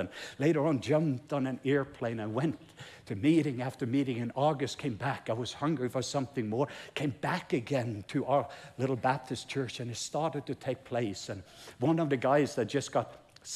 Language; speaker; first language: English; non-native, fluent; Norwegian